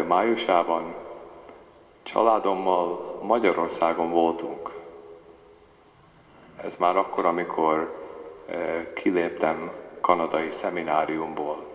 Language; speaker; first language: Hungarian; early bilingual, heritage; Hungarian